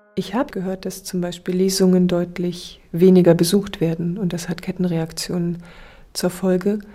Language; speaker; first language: German; native; German